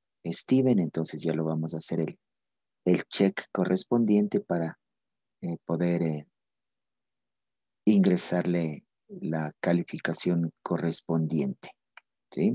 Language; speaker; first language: Spanish; native; Spanish